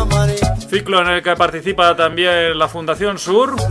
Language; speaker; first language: Spanish; native; Spanish